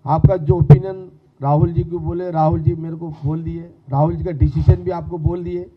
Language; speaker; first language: Hindi; non-native, local second language; Telugu